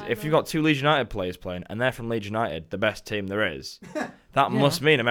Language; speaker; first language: English; native; English